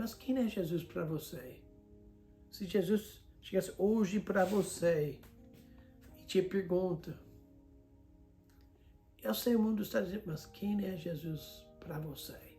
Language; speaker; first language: Portuguese; non-native, fluent; English